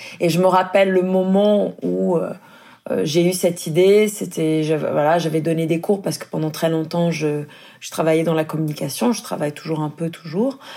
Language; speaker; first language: French; non-native, fluent; Portuguese